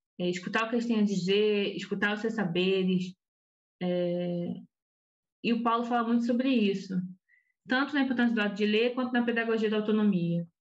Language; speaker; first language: Portuguese; native; Portuguese